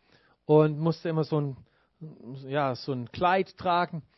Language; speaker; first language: German; non-native, fluent; English